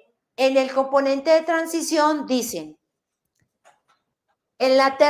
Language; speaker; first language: Spanish; native; Spanish